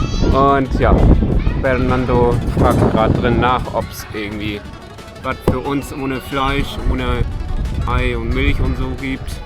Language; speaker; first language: German; native; German